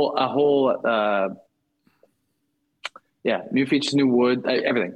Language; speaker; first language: English; native; English